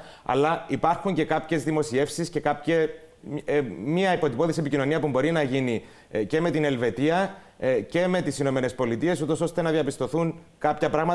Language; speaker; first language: Greek; native; Greek